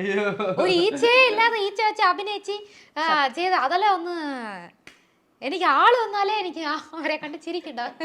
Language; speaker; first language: Malayalam; non-native, local second language; Tamil